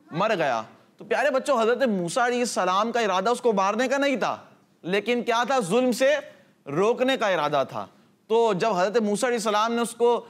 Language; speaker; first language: Urdu; native; Urdu